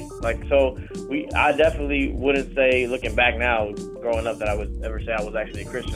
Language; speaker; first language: English; native; English